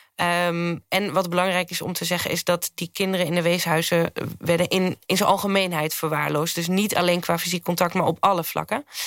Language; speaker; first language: Dutch; native; Dutch